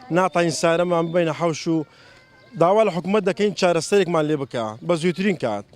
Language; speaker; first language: Central Kurdish; non-native, local second language; Kurdish